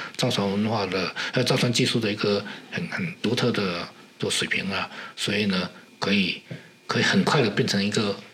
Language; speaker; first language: Chinese; non-native, local second language; Min Nan Chinese